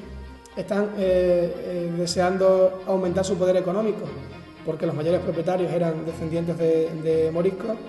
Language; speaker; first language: Spanish; native; Spanish